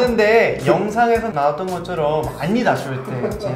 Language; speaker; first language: Korean; non-native, fluent; Portuguese